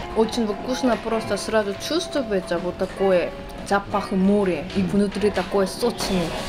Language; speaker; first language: Russian; non-native, fluent; Korean